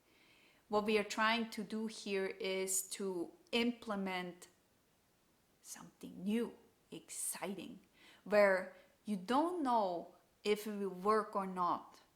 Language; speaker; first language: English; non-native, fluent; German